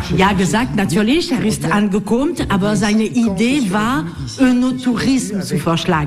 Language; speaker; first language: German; non-native, learner; French